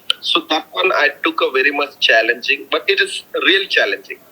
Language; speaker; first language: English; non-native, local second language; Tamil